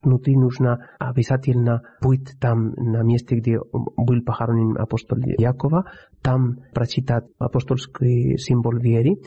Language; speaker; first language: Russian; non-native, fluent; Spanish